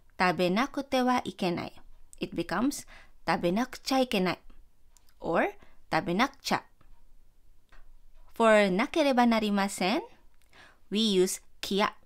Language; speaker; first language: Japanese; non-native, fluent; Filipino